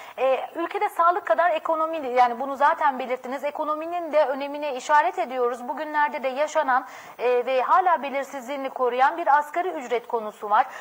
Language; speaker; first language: Turkish; native; Turkish